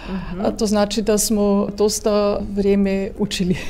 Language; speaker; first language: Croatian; early bilingual, heritage; Croatian